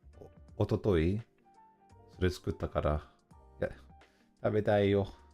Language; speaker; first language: Japanese; non-native, learner; English